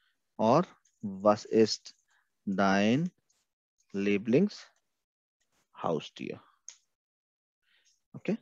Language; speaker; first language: German; non-native, fluent; Hindi